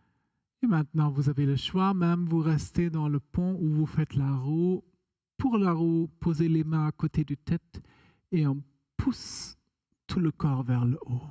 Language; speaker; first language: French; non-native, fluent; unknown